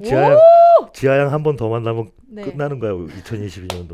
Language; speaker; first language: Korean; native; Korean